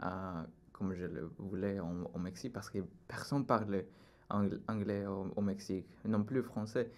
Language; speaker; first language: French; non-native, learner; Spanish